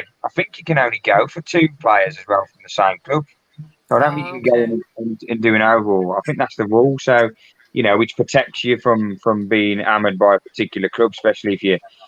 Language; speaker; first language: English; native; English